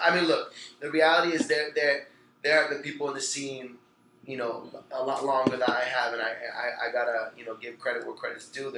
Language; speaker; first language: English; early bilingual, other home language; Spanish